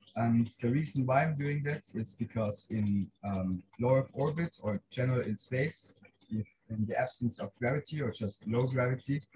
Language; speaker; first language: English; non-native, fluent; Swiss German